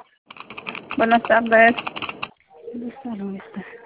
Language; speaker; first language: Spanish; native; Spanish